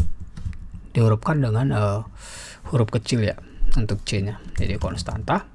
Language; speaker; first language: Indonesian; native; Indonesian